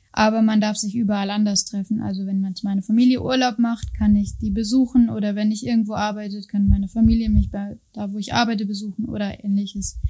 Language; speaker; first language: German; native; German